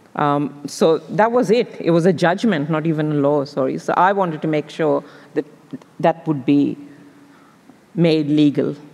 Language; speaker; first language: English; non-native, local second language; Urdu